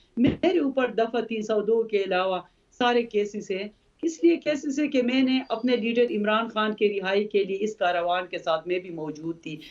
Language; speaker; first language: Urdu; non-native, local second language; Khowar